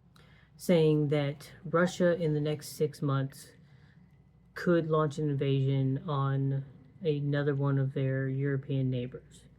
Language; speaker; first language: English; native; English